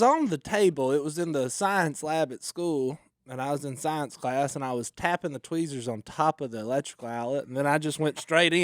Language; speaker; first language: English; native; English